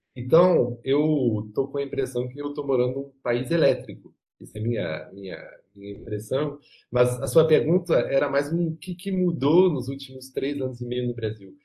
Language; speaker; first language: Portuguese; non-native, fluent; French